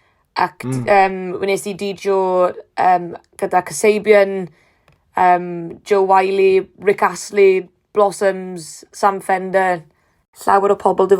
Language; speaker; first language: Welsh; non-native, learner; English